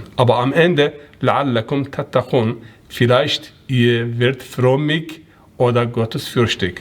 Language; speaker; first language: German; non-native, learner; Persian